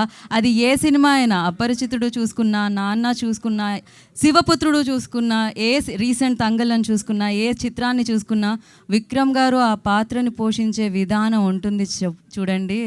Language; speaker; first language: Telugu; native; Telugu